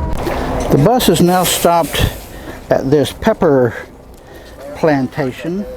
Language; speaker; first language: English; native; English